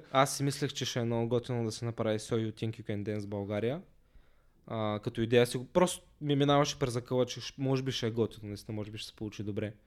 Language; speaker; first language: Bulgarian; native; Bulgarian